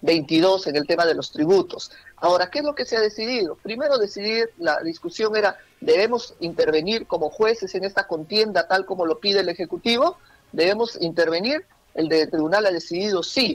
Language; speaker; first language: Spanish; native; Spanish